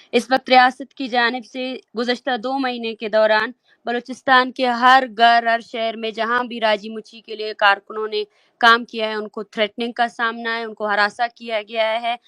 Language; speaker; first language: Urdu; non-native, local second language; Baluchi